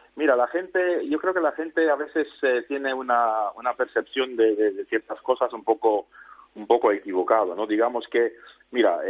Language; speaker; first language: Spanish; non-native, fluent; Dutch